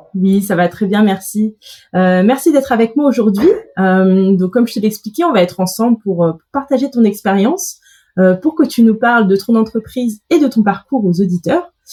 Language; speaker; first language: French; native; French